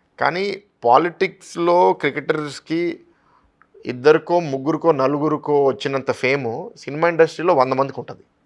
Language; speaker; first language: Telugu; native; Telugu